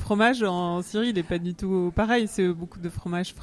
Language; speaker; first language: French; native; French